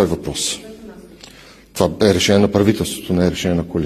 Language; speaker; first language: Bulgarian; native; Bulgarian